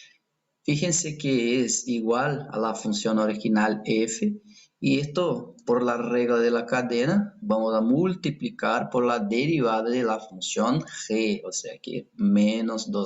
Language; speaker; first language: Spanish; non-native, fluent; Portuguese